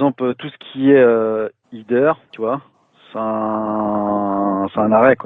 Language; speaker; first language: French; native; French